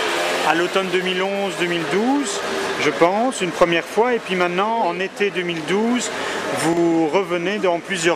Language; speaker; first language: French; native; French